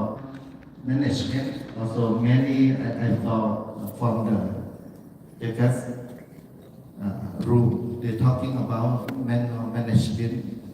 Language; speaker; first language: English; non-native, learner; Thai